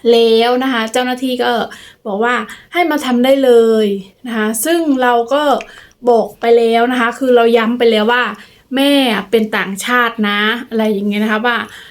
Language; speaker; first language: Thai; native; Thai